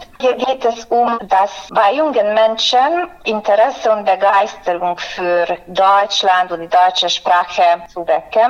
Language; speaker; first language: German; non-native, fluent; Hungarian